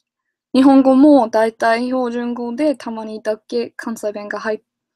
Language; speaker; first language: Japanese; non-native, fluent; English